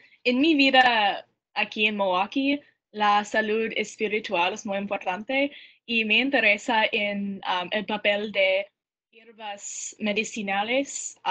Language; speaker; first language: Spanish; non-native, learner; English